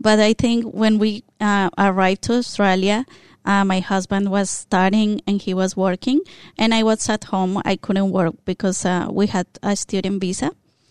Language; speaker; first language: English; non-native, fluent; Spanish